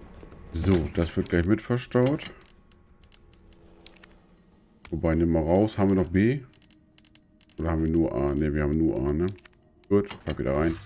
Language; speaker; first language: German; native; German